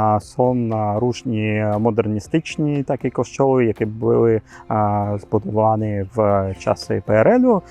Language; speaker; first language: Polish; non-native, learner; Ukrainian